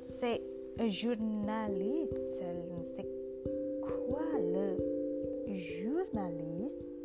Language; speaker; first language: French; non-native, learner; Indonesian